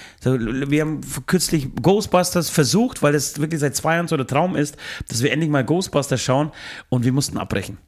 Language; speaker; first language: German; native; German